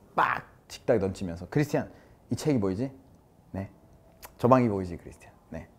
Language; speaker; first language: Korean; non-native, fluent; Spanish